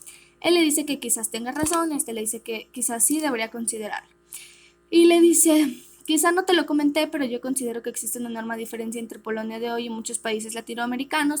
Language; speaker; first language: Spanish; native; Spanish